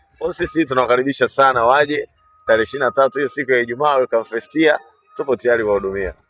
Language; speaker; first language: Swahili; native; Swahili